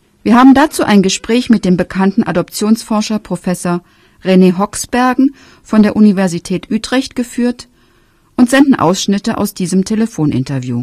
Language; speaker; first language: German; native; German